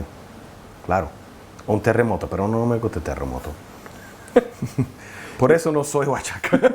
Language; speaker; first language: Spanish; non-native, learner; English